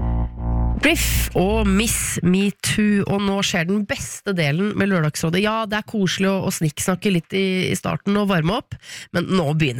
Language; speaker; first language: Norwegian; native; Norwegian